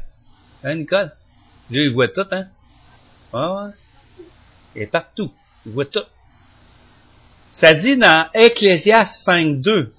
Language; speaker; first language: French; native; French